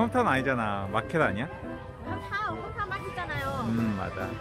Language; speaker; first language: Korean; native; Korean